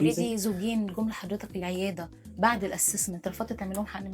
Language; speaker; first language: Arabic; native; Arabic